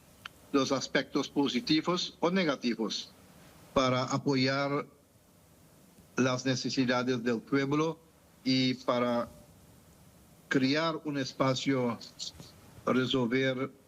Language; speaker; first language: Spanish; non-native, fluent; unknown